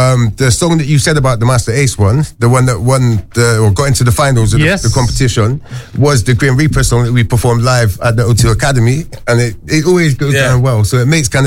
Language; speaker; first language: English; native; English